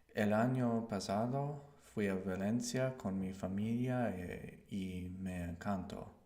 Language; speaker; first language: Spanish; non-native, learner; English